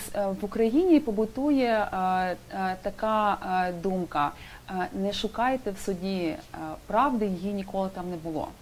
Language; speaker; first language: Ukrainian; native; Ukrainian